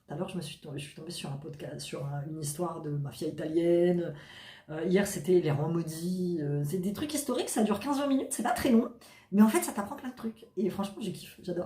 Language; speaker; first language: French; native; French